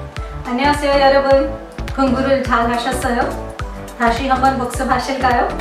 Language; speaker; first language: Korean; non-native, fluent; Hindi